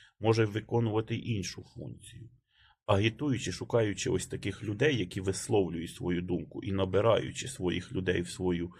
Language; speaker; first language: Ukrainian; native; Ukrainian